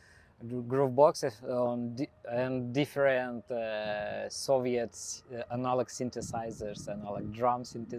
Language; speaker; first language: English; non-native, learner; Belarusian